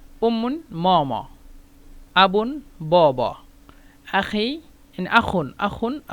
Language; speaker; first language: Arabic; non-native, fluent; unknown